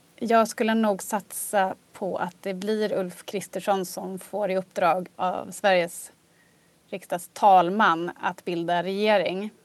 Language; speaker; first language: Swedish; native; Swedish